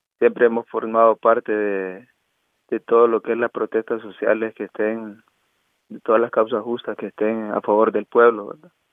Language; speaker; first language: Spanish; native; Spanish